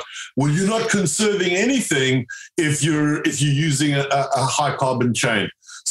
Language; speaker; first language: English; native; English